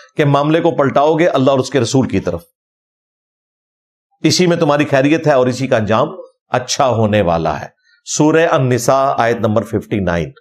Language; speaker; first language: Urdu; non-native, local second language; Punjabi